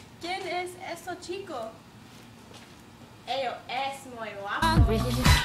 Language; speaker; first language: Spanish; non-native, learner; English